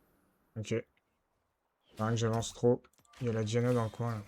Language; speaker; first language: French; native; French